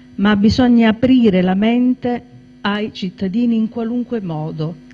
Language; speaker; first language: Italian; native; Italian